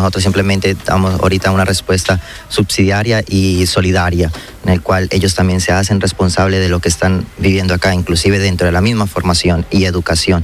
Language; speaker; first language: Spanish; native; Spanish